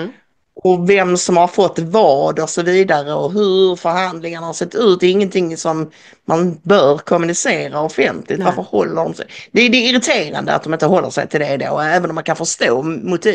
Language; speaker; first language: Swedish; native; Swedish